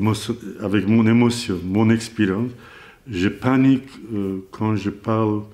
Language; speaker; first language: French; non-native, learner; Azerbaijani